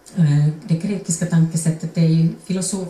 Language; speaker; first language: Swedish; non-native, fluent; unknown